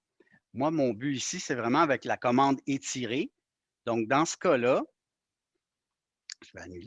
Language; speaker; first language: French; native; French